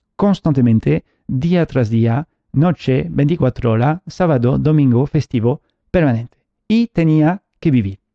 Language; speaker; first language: Spanish; early bilingual, heritage; Spanish